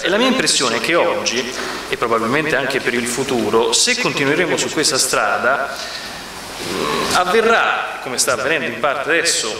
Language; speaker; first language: Italian; native; Italian